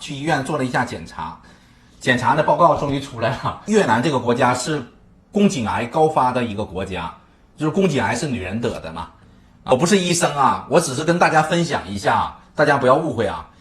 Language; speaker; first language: Chinese; native; Chinese